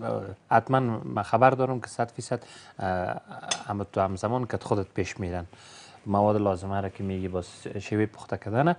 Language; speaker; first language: Persian; native; Persian